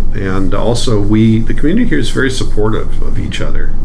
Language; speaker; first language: English; native; English